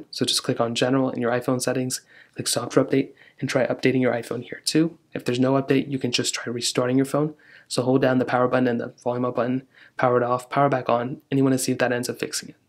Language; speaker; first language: English; native; English